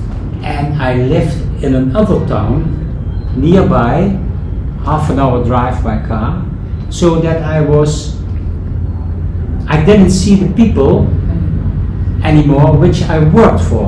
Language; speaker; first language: English; non-native, fluent; Dutch